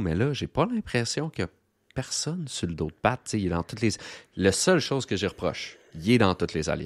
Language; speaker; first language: French; native; French